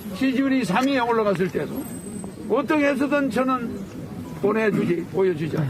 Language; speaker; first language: Korean; native; Korean